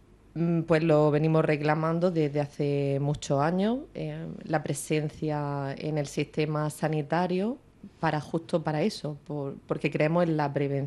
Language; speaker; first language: Spanish; native; Spanish